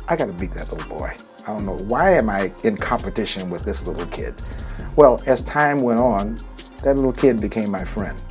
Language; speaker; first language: English; native; English